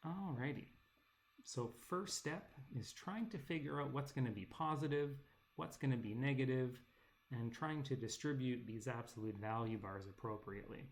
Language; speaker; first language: English; native; English